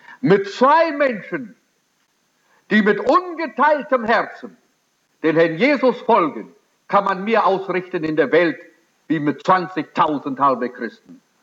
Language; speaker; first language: German; early bilingual, heritage; German